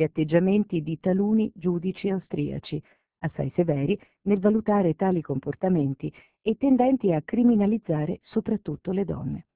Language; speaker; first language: Italian; native; Italian